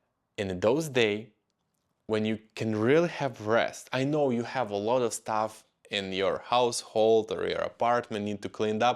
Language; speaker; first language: English; non-native, fluent; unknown